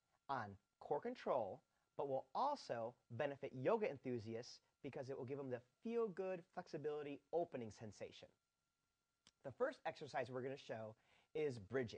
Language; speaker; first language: English; native; English